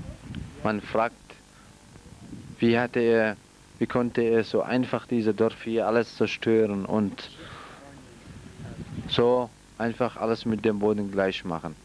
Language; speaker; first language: German; non-native, fluent; Central Kurdish